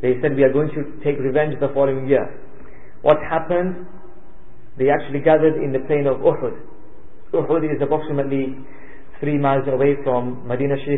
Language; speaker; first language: English; early bilingual, other home language; Urdu